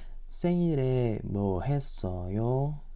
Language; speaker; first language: Korean; non-native, fluent; Indonesian